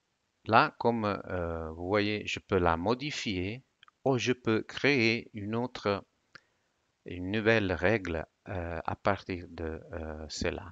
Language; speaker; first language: French; non-native, fluent; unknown